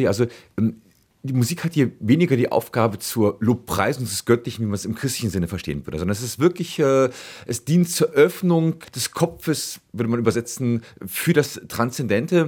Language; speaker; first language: German; native; German